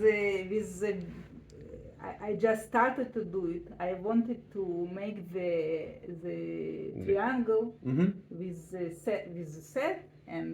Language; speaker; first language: English; non-native, learner; Russian